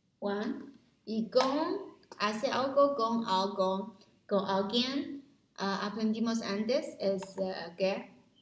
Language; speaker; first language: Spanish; non-native, learner; Chinese